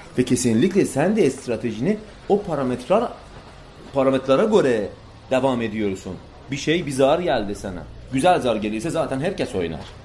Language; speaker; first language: Turkish; non-native, fluent; Persian